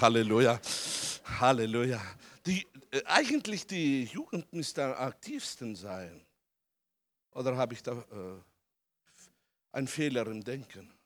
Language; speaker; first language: German; non-native, fluent; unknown